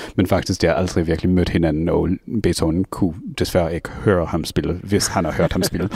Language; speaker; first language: Danish; non-native, fluent; English